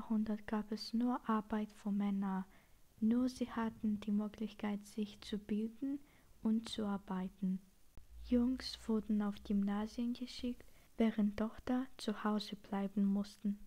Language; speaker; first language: German; non-native, learner; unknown